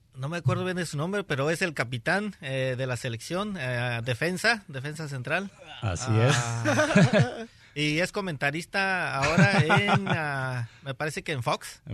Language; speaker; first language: Spanish; native; Spanish